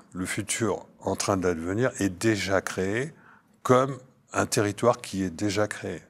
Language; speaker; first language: French; native; French